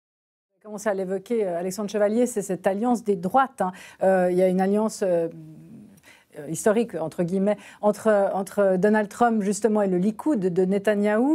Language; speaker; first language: French; native; French